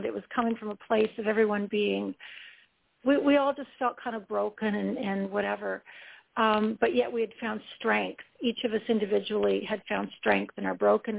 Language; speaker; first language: English; native; English